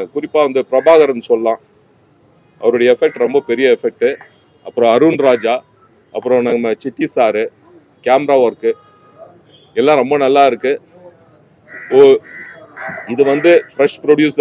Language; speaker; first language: Tamil; native; Tamil